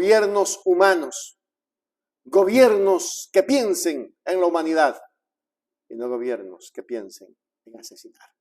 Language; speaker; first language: Spanish; native; Spanish